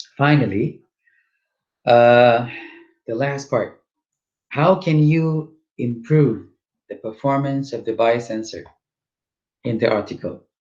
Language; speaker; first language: English; non-native, local second language; Malay